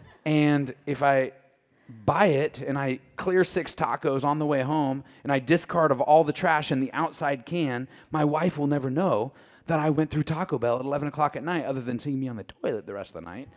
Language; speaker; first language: English; native; English